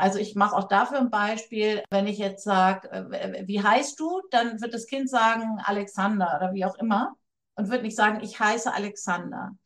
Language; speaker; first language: German; native; German